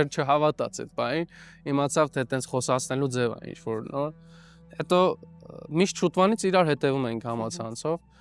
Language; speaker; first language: Armenian; native; Armenian